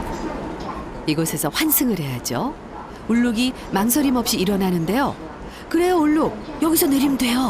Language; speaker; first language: Korean; native; Korean